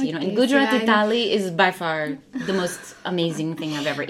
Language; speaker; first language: English; native; English